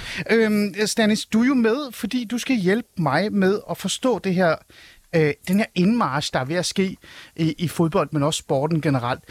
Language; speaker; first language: Danish; early bilingual, other home language; Persian